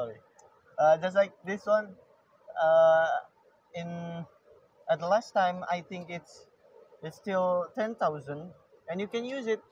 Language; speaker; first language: English; non-native, learner; Indonesian